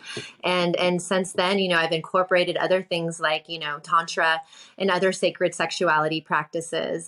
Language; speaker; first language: English; native; English